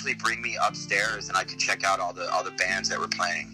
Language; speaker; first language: English; native; English